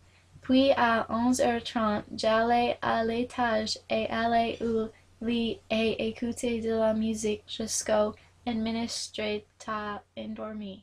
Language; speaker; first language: French; non-native, learner; English